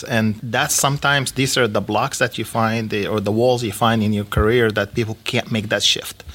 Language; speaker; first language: English; native; English